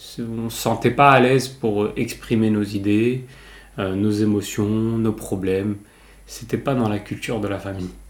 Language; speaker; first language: French; early bilingual, other home language; Kabyle